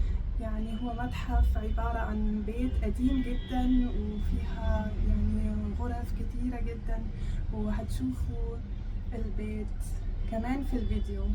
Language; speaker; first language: Arabic; non-native, fluent; German